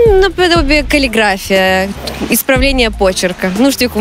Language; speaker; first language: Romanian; non-native, local second language; Russian